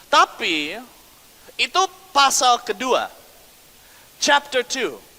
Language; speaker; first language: Indonesian; non-native, fluent; English